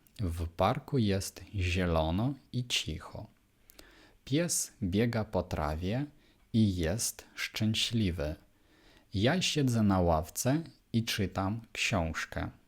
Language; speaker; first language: Polish; non-native, fluent; Ukrainian